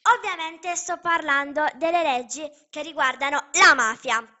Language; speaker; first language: Italian; native; Italian